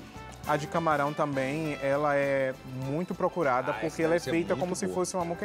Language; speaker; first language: Portuguese; native; Portuguese